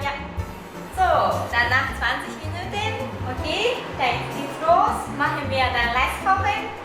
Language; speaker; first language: German; non-native, learner; Japanese